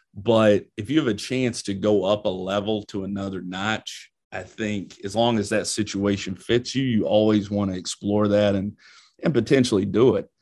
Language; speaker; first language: English; native; English